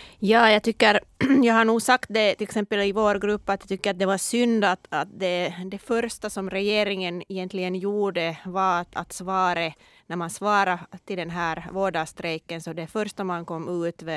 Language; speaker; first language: Swedish; non-native, local second language; Finnish